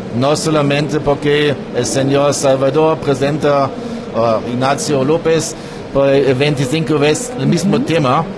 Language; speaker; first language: Spanish; non-native, learner; German